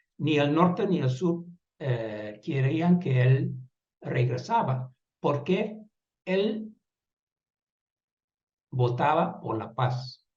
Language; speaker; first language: Spanish; non-native, fluent; Dutch